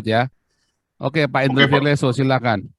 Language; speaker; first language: Indonesian; native; Indonesian